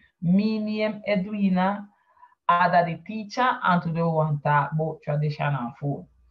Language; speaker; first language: English; non-native, fluent; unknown